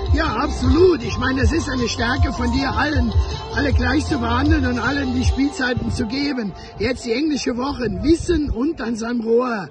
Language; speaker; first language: German; native; German